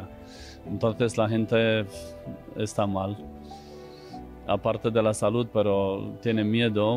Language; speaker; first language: Spanish; non-native, fluent; Romanian